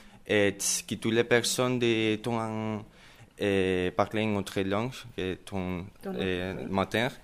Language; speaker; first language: French; non-native, learner; Spanish